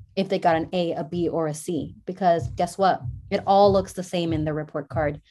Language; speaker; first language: English; early bilingual, other home language; Spanish